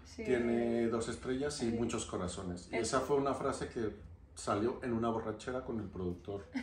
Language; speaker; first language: Spanish; native; Spanish